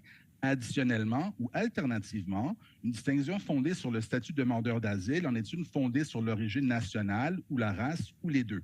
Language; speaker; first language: French; native; French